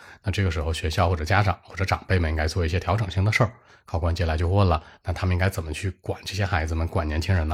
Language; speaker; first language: Chinese; native; Chinese